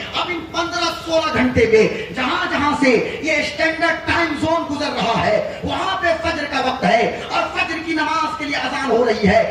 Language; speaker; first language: Urdu; native; Urdu